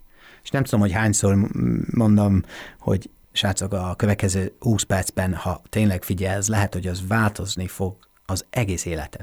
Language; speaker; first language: Hungarian; non-native, fluent; English